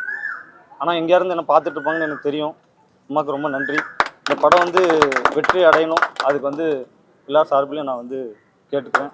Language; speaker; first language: Tamil; native; Tamil